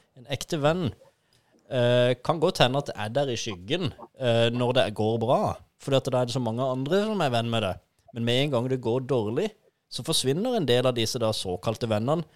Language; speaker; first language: Norwegian; native; Norwegian